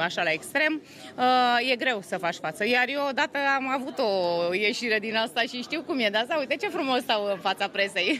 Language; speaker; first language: Romanian; native; Romanian